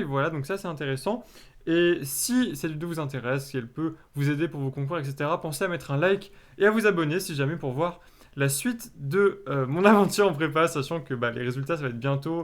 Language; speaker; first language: French; native; French